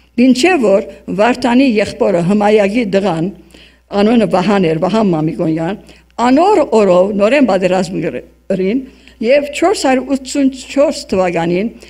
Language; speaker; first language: Armenian; early bilingual, heritage; Armenian